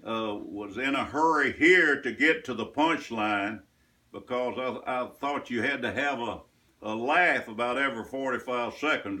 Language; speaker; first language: English; native; English